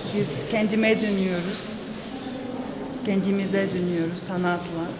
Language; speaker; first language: Turkish; non-native, learner; Russian